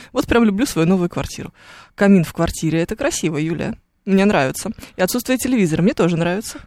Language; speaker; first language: Russian; native; Russian